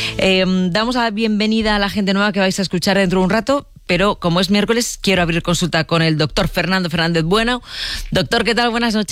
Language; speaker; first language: Spanish; native; Spanish